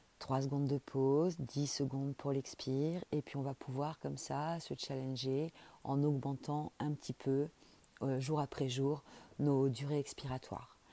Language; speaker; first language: French; native; French